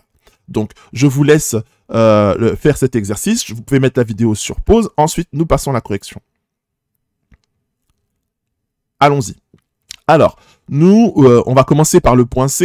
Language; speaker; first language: French; native; French